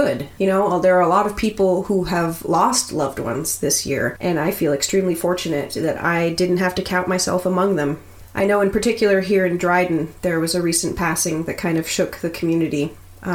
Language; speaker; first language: English; native; English